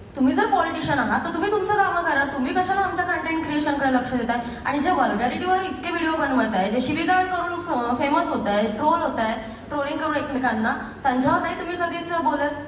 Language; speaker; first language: Marathi; native; Marathi